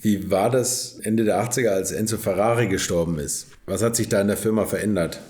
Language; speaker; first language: German; native; German